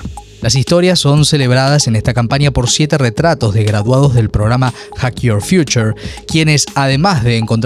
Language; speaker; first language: Spanish; native; Spanish